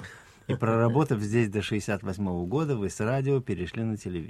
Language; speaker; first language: Russian; native; Russian